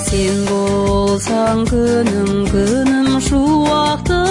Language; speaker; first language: Russian; non-native, local second language; Kazakh